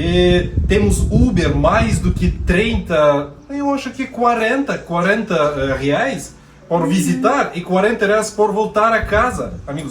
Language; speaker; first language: Portuguese; non-native, learner; Russian